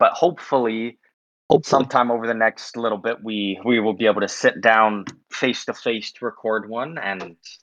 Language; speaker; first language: English; native; English